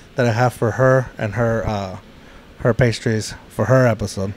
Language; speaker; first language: English; native; English